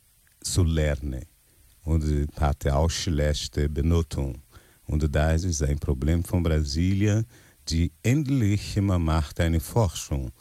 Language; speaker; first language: German; non-native, learner; Portuguese